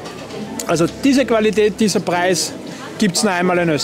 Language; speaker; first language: German; native; German